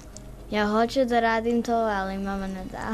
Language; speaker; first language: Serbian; early bilingual, heritage; English